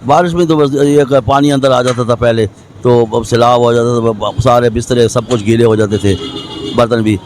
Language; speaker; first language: Urdu; non-native, local second language; Pashto